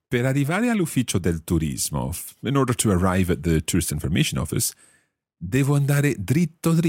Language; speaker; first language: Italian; non-native, fluent; English